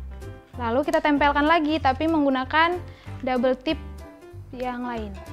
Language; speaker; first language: Indonesian; native; Indonesian